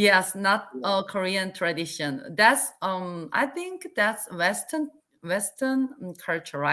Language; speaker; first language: English; non-native, learner; Korean